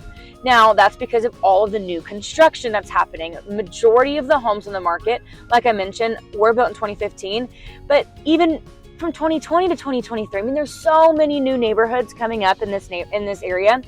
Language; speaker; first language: English; native; English